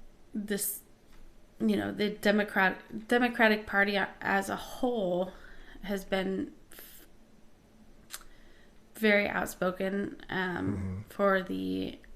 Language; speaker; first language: English; native; English